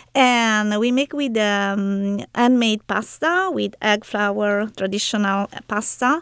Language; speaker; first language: English; non-native, learner; Italian